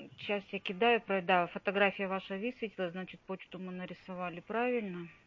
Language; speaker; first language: Russian; native; Russian